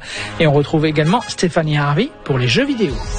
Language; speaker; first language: French; native; French